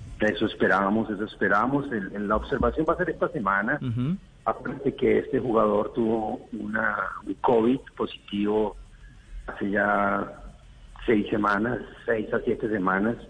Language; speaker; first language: Spanish; native; Spanish